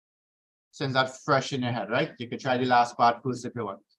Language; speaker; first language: English; native; English